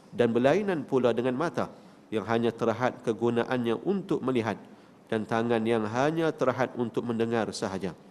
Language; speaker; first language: Malay; native; Malay